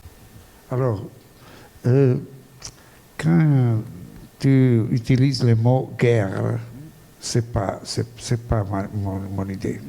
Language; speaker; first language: French; non-native, fluent; Italian